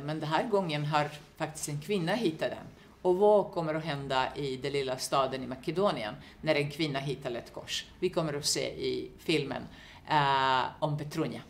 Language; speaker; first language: Swedish; non-native, fluent; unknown